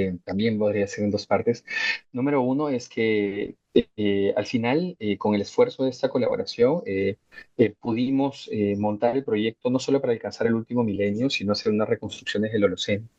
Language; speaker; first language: Spanish; native; Spanish